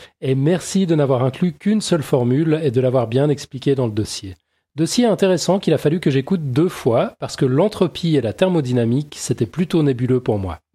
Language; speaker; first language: French; native; French